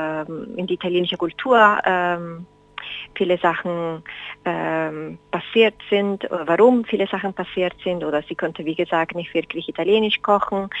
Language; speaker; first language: German; non-native, fluent; Spanish